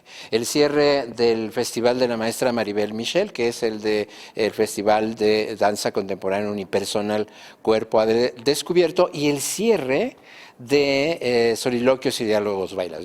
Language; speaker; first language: Spanish; native; Spanish